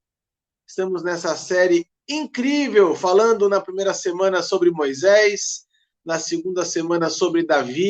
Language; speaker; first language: Portuguese; native; Portuguese